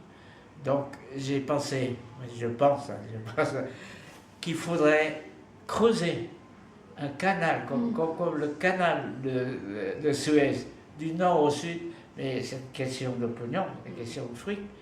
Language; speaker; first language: French; non-native, fluent; Vietnamese